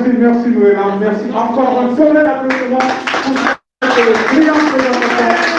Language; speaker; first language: French; non-native, local second language; Lingala